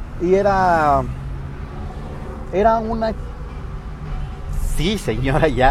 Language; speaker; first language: Spanish; native; Spanish